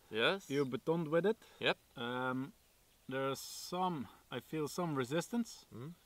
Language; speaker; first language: English; non-native, fluent; Swedish